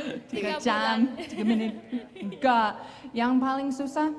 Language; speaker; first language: Indonesian; non-native, fluent; English